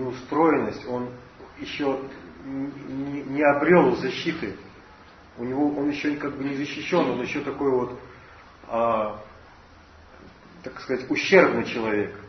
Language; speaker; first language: Russian; native; Russian